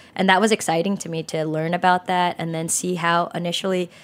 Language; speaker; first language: English; native; English